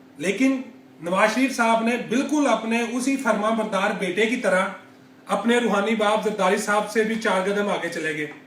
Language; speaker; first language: Urdu; non-native, local second language; Punjabi